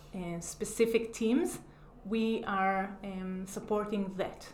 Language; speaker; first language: English; non-native, fluent; Hebrew